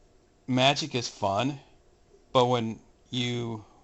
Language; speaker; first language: English; native; English